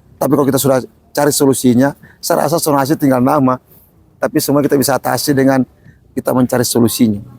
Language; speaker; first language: Indonesian; non-native, local second language; Buginese